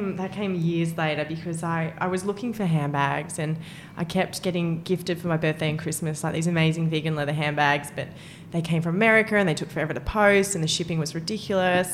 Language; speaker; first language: English; native; English